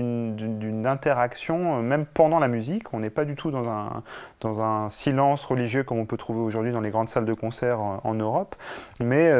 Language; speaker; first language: French; native; French